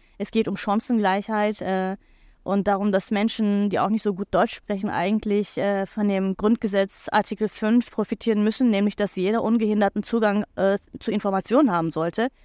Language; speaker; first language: German; non-native, fluent; Turkish